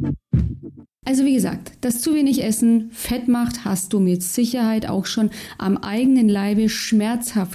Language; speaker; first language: German; native; German